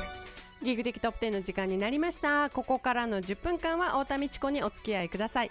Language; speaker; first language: Japanese; native; Japanese